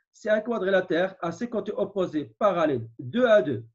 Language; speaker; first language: French; non-native, local second language; Arabic